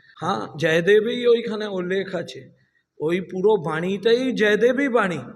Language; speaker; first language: Bangla; non-native, local second language; Punjabi